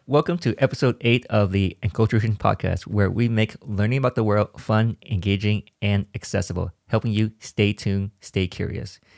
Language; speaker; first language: English; native; English